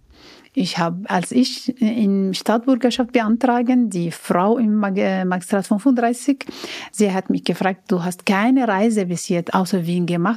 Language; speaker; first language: German; non-native, learner; Arabic